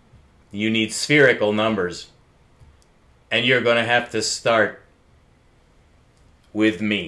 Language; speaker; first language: English; native; English